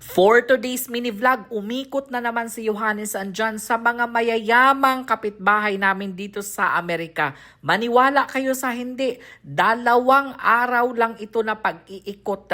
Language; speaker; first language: Filipino; non-native, local second language; Cebuano